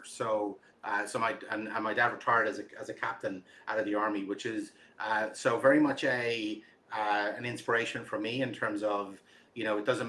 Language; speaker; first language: English; native; English